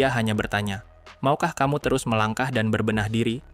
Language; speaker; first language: Indonesian; native; Indonesian